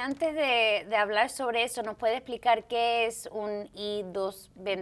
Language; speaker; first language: Spanish; early bilingual, heritage; Spanish